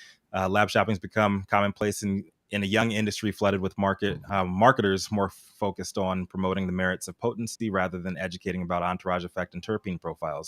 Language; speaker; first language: English; native; English